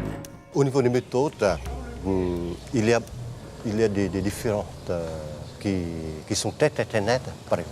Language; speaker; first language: French; non-native, fluent; Vietnamese